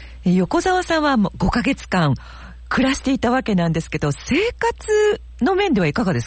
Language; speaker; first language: Japanese; native; Japanese